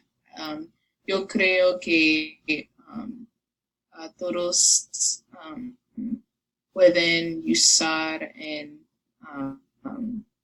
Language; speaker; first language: Spanish; non-native, learner; English